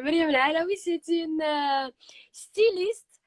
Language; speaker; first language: French; non-native, local second language; Arabic